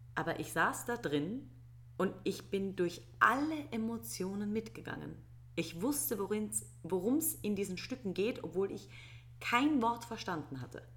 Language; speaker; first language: German; native; German